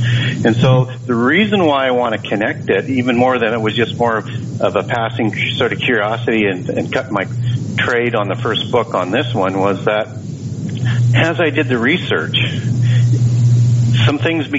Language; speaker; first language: English; native; English